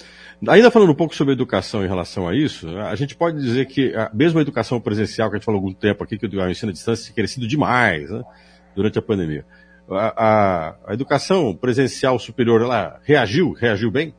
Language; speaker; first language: Portuguese; native; Portuguese